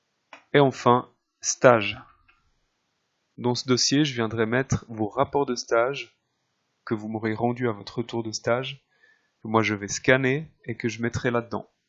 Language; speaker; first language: French; native; French